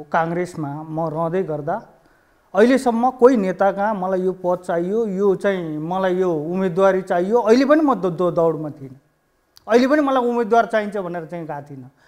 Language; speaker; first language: Nepali; native; Nepali